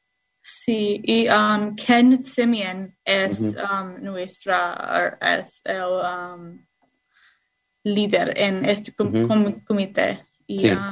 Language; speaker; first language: Spanish; non-native, learner; English